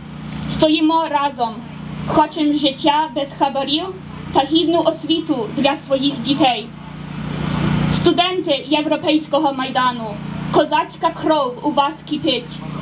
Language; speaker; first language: Ukrainian; early bilingual, heritage; Ukrainian